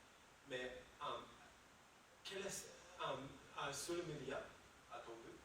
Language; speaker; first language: French; non-native, learner; English